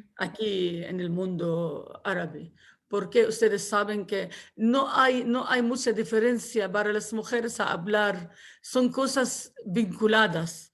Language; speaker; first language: Spanish; non-native, fluent; Arabic